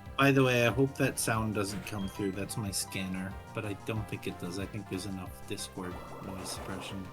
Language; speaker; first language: English; native; English